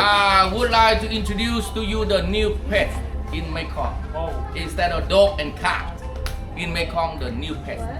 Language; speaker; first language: English; non-native, learner; Vietnamese